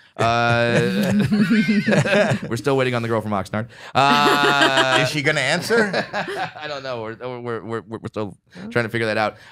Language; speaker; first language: English; native; English